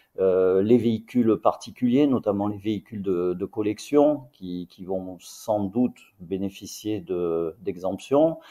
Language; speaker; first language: French; native; French